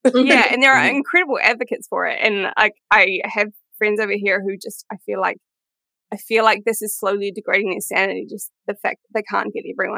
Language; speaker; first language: English; native; English